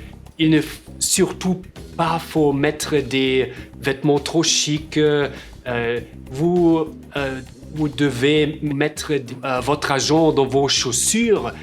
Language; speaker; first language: French; non-native, fluent; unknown